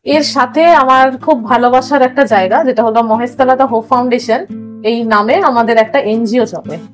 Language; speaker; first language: Bangla; non-native, local second language; Hindi